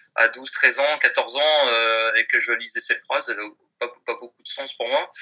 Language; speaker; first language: French; native; French